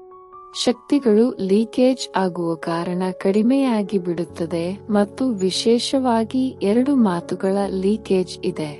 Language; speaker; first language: Kannada; native; Kannada